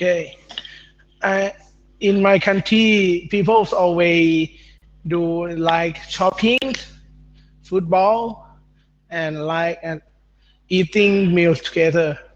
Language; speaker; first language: English; non-native, learner; Thai